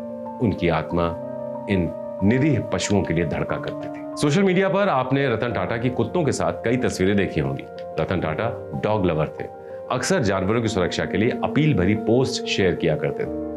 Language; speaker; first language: Hindi; native; Hindi